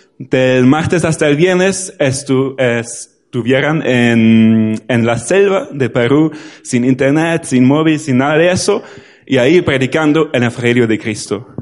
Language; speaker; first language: Spanish; non-native, fluent; German